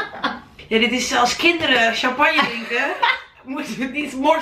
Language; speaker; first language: Dutch; native; Dutch